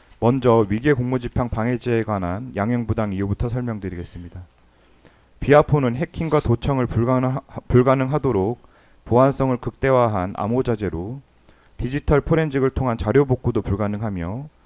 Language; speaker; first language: Korean; native; Korean